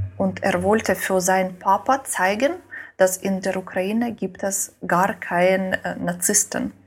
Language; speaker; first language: German; non-native, learner; Ukrainian